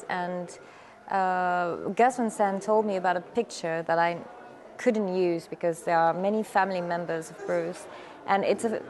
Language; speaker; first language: English; non-native, fluent; French